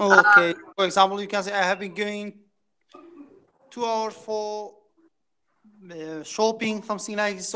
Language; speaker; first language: English; non-native, fluent; Kurdish